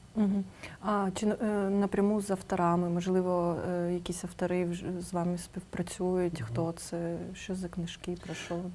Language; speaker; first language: Ukrainian; native; Ukrainian